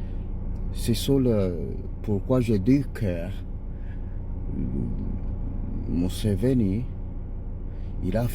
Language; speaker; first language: French; non-native, learner; Ganda